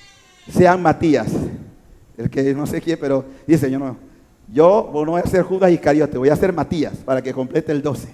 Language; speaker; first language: Spanish; native; Spanish